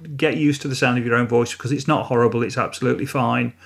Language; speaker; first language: English; native; English